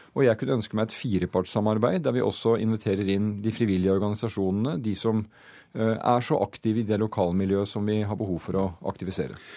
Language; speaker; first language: Norwegian; native; Norwegian